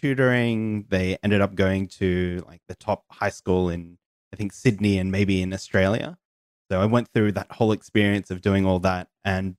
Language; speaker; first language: English; native; English